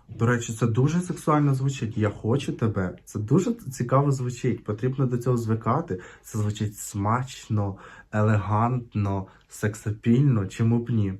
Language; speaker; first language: Ukrainian; non-native, local second language; Russian